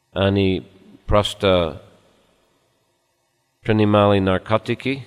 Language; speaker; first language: Russian; non-native, fluent; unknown